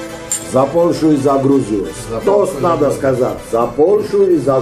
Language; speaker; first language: Russian; non-native, learner; Georgian